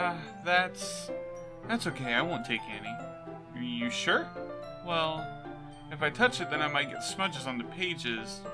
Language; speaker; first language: English; native; English